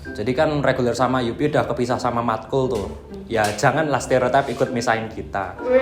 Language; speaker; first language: Indonesian; non-native, local second language; Javanese